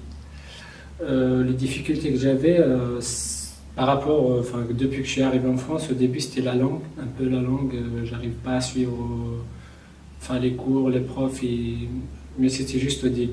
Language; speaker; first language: French; non-native, local second language; Kabyle